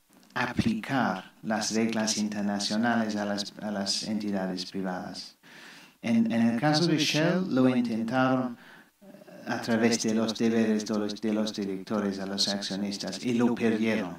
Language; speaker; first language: Spanish; non-native, fluent; English